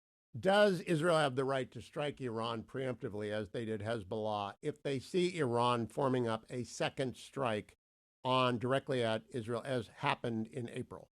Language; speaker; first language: English; native; English